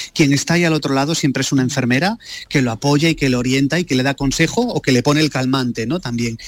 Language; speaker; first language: Spanish; native; Spanish